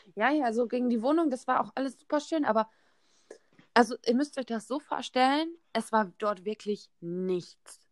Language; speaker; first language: German; native; German